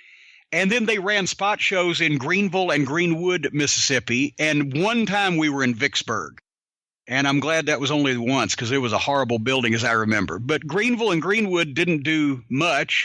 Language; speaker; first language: English; native; English